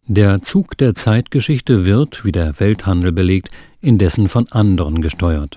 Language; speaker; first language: German; native; German